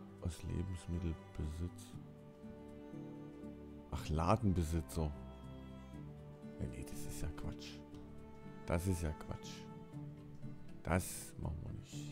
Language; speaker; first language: German; native; German